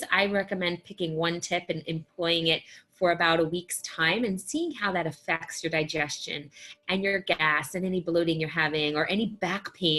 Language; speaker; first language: English; native; English